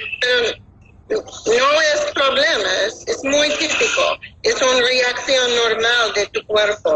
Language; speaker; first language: Spanish; non-native, learner; English